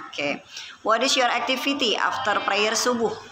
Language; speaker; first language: English; non-native, learner; Indonesian